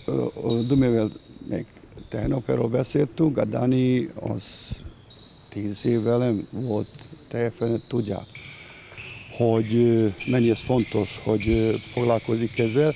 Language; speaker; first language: Hungarian; non-native, fluent; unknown